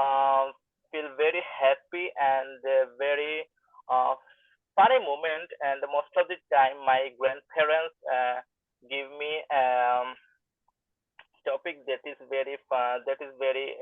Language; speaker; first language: English; non-native, learner; Bangla